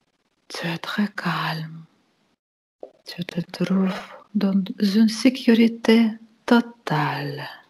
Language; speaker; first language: French; non-native, fluent; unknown